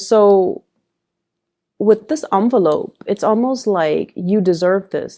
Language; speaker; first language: English; native; English